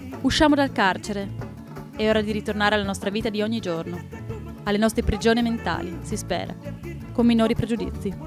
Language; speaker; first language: Italian; native; Italian